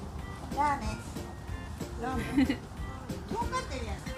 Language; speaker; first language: Japanese; native; Japanese